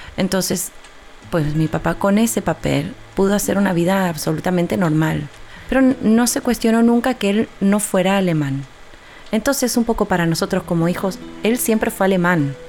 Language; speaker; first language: Spanish; native; Spanish